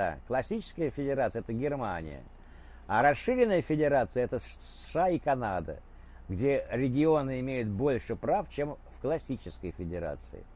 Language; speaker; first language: Russian; native; Russian